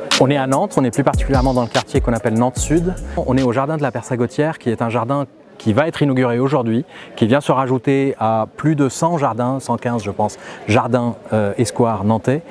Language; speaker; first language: French; non-native, local second language; Arabic